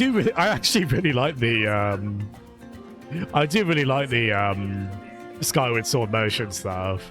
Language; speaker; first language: English; native; English